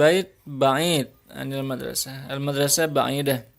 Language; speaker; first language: Arabic; non-native, fluent; Indonesian